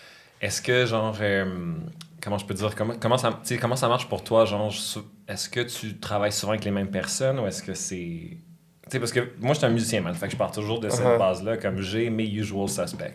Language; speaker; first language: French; early bilingual, other home language; Turkish